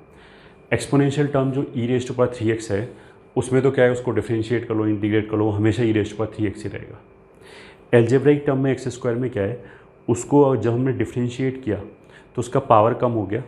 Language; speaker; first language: Hindi; native; Hindi